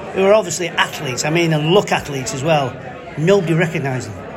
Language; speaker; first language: English; native; English